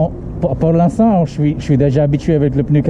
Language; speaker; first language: French; non-native, learner; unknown